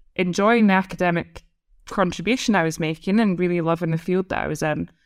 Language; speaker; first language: English; native; English